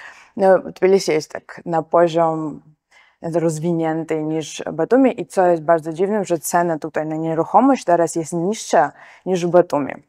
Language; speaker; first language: Polish; non-native, fluent; Georgian